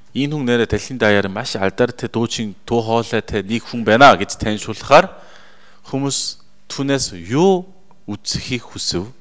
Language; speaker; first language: Mongolian; native; Mongolian